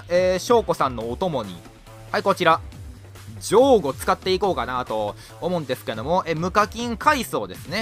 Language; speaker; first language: Japanese; native; Japanese